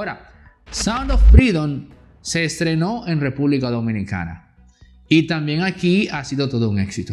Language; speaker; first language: Spanish; native; Spanish